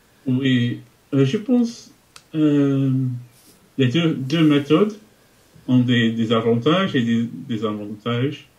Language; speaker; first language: French; non-native, fluent; English